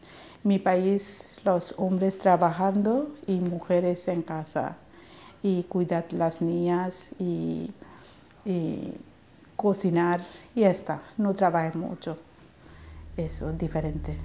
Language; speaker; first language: Spanish; non-native, learner; Bangla